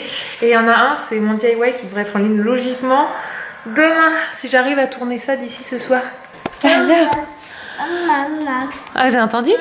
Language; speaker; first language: French; native; French